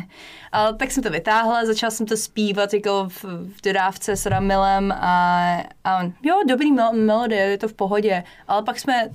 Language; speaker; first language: Czech; non-native, fluent; English